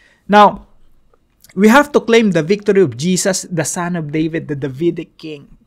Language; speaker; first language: English; non-native, local second language; Filipino